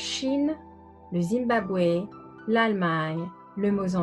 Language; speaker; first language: French; non-native, fluent; English